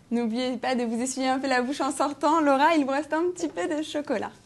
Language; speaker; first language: French; native; French